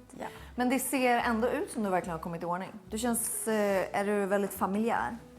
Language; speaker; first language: Swedish; native; Swedish